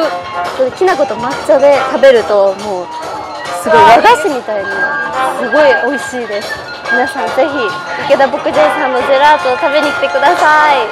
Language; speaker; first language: Japanese; native; Japanese